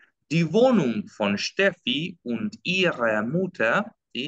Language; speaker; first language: German; non-native, fluent; Spanish